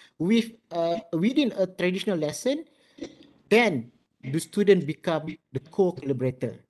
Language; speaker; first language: English; non-native, local second language; Malay